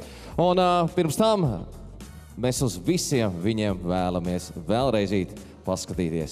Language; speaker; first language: Latvian; native; Latvian